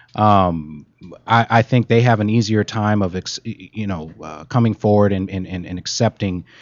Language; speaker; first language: English; native; English